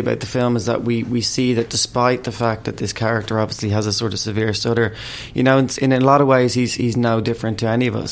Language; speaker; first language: English; native; English